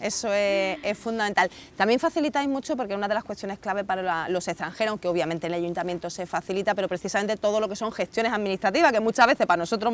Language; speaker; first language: Spanish; native; Spanish